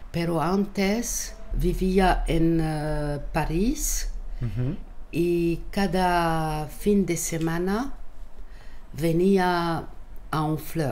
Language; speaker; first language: Spanish; non-native, learner; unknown